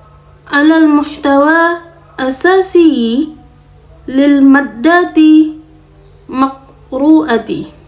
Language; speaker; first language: Arabic; non-native, learner; Indonesian